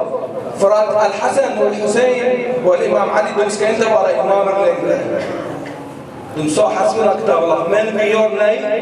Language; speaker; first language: Swedish; early bilingual, other home language; Arabic